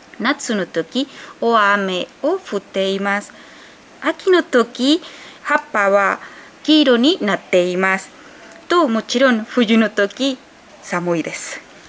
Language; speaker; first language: Japanese; non-native, learner; Spanish